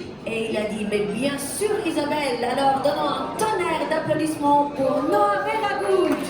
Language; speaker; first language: French; non-native, local second language; German